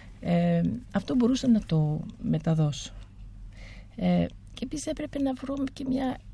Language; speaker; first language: Greek; early bilingual, heritage; Greek